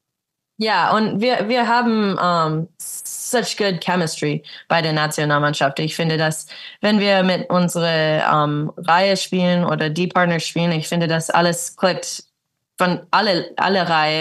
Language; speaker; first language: German; early bilingual, heritage; English